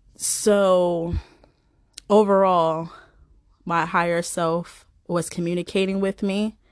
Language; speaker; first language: English; native; English